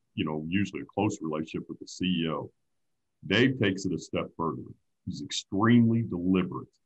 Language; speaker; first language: English; native; English